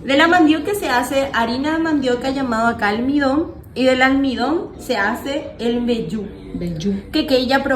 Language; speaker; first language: Spanish; native; Spanish